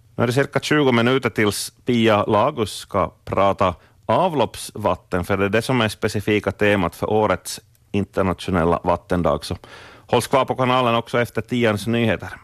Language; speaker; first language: Swedish; native; Swedish